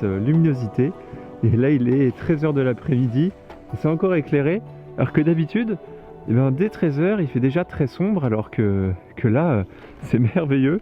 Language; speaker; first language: French; native; French